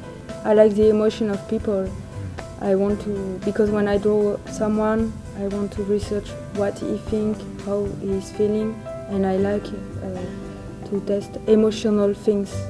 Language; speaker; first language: English; non-native, learner; French